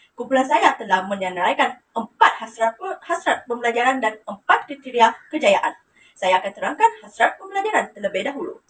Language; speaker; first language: Malay; non-native, local second language; Iban